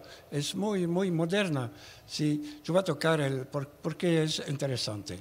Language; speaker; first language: Spanish; non-native, learner; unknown